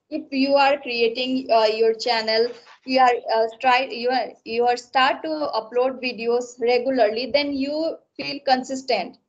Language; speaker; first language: English; non-native, local second language; Assamese